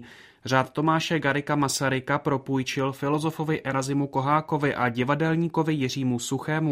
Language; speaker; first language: Czech; native; Czech